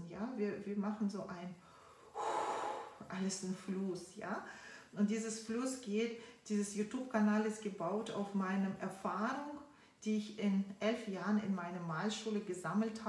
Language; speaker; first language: German; non-native, fluent; Russian